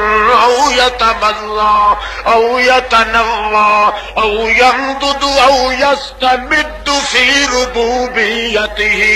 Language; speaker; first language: Arabic; non-native, fluent; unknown